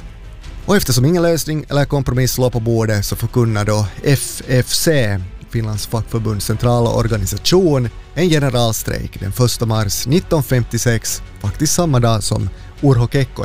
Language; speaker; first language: Swedish; native; Swedish